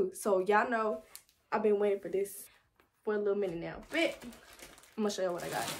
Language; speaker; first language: English; early bilingual, other home language; Spanish